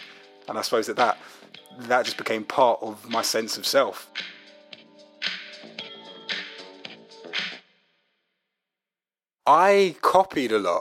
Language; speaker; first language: English; native; English